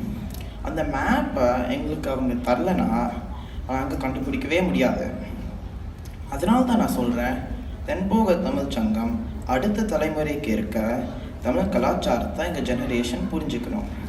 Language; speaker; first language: Tamil; early bilingual, heritage; Tamil